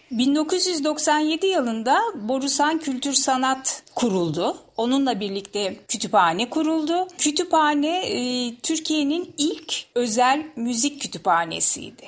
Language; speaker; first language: Turkish; native; Turkish